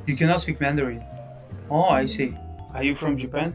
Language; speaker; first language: English; non-native, fluent; Russian